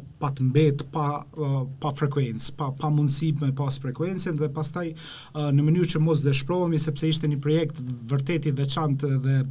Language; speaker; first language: Albanian; native; Albanian